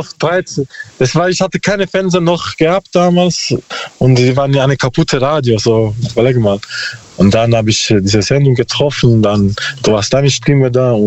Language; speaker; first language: German; non-native, learner; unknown